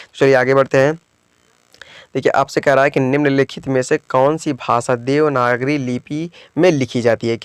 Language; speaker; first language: Hindi; native; Hindi